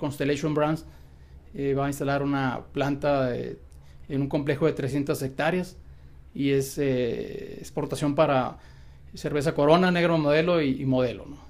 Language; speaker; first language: Spanish; native; Spanish